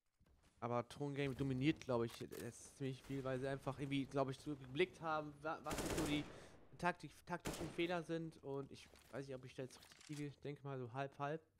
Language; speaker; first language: German; native; German